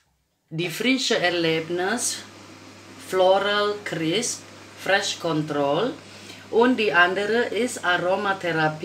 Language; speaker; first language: German; non-native, learner; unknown